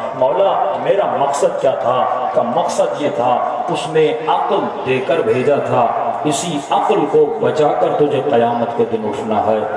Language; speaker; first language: Urdu; non-native, local second language; Sindhi